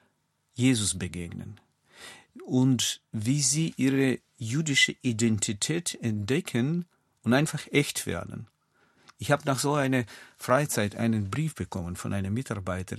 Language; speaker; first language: German; non-native, fluent; Russian